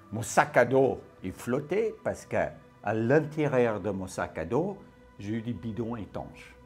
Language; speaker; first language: French; non-native, fluent; Afrikaans